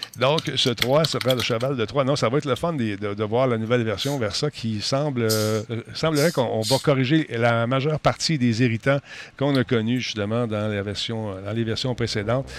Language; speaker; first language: French; native; French